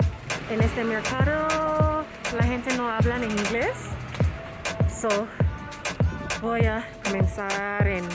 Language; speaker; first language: Spanish; non-native, learner; English